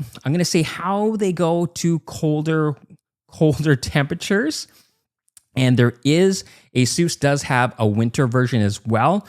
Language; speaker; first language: English; native; English